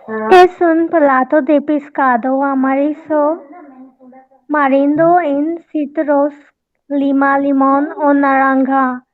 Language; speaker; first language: Spanish; non-native, learner; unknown